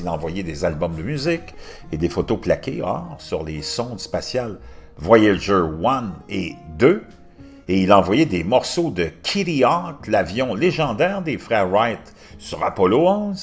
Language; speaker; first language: French; native; French